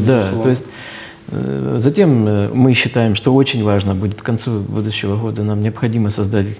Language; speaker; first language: Russian; native; Russian